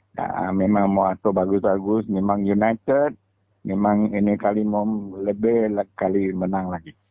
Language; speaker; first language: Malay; non-native, local second language; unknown